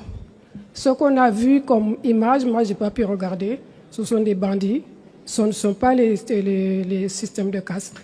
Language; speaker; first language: French; non-native, local second language; Soninke